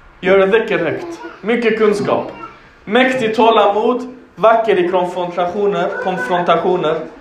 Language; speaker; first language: Swedish; non-native, fluent; Arabic